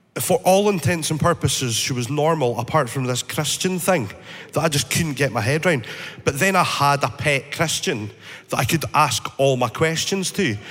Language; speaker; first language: English; native; English